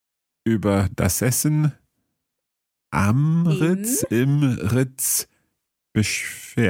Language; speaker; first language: German; non-native, learner; English